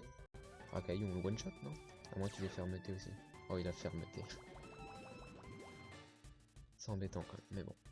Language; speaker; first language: French; native; French